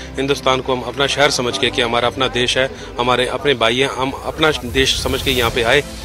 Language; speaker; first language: Hindi; non-native, fluent; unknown